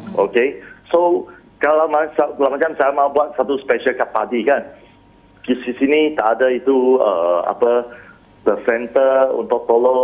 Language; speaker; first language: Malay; non-native, local second language; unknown